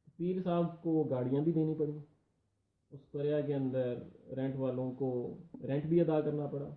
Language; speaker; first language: Urdu; non-native, local second language; Punjabi